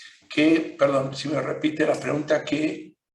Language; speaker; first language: Spanish; non-native, fluent; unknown